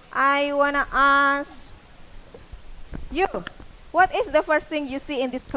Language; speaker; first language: English; non-native, fluent; Indonesian